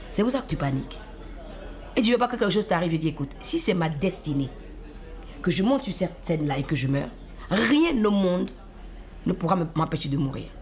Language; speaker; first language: French; non-native, local second language; Fon